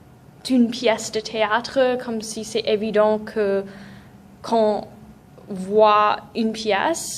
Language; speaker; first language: French; non-native, fluent; English